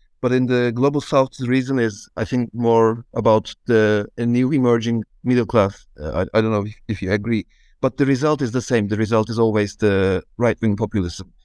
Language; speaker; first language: English; non-native, fluent; Turkish